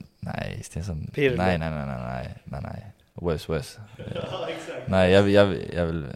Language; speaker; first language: Swedish; non-native, learner; Danish